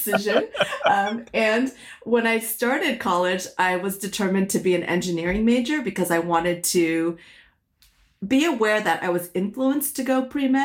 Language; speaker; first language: English; early bilingual, other home language; Min Nan Chinese